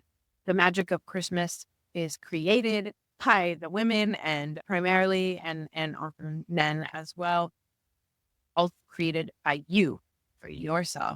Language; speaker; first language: English; native; English